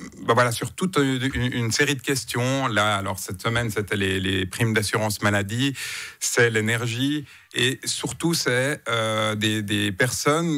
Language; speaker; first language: French; native; French